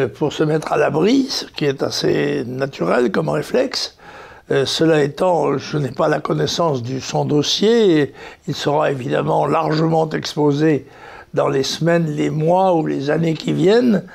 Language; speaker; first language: French; native; French